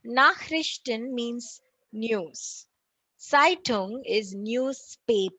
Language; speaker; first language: German; non-native, learner; Tamil